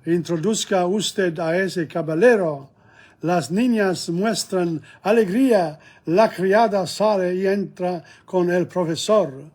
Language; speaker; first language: Spanish; non-native, learner; English